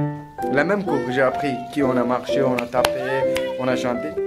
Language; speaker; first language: French; non-native, learner; Kurdish